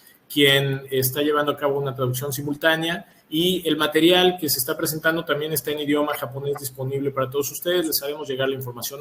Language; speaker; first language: Spanish; native; Spanish